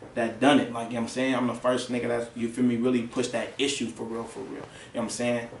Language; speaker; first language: English; native; English